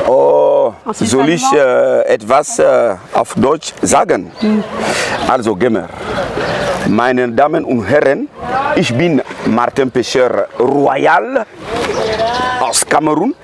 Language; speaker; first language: German; non-native, learner; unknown